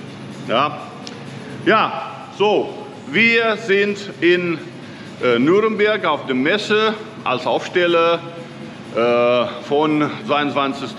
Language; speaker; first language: German; non-native, learner; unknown